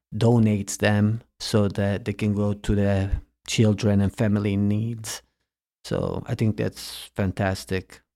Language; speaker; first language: English; early bilingual, heritage; Italian